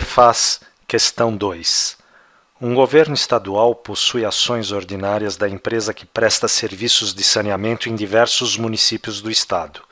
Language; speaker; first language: Portuguese; native; Portuguese